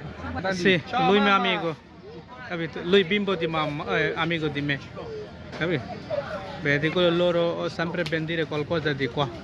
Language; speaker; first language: Italian; non-native, learner; Bangla